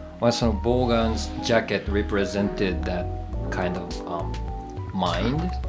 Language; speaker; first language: English; non-native, fluent; Japanese